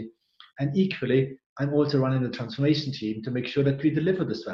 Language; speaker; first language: English; non-native, fluent; German